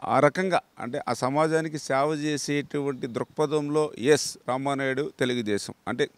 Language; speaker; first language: Telugu; native; Telugu